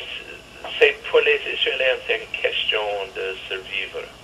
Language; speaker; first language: French; non-native, learner; English